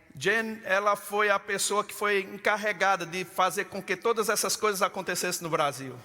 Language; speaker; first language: Portuguese; native; Portuguese